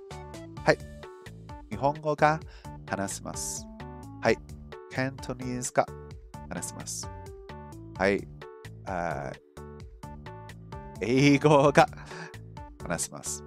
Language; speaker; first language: Japanese; non-native, learner; English